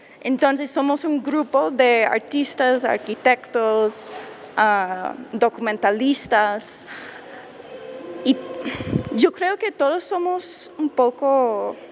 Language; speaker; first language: Spanish; non-native, fluent; English